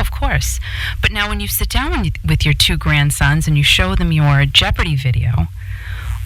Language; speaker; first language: English; native; English